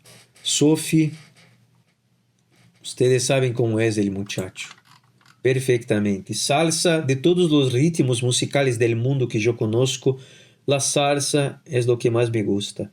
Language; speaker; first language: Spanish; non-native, fluent; Portuguese